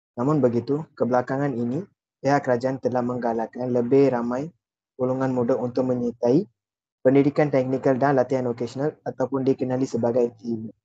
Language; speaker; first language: Malay; non-native, local second language; Tamil